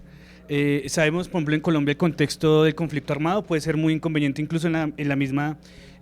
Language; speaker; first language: Spanish; native; Spanish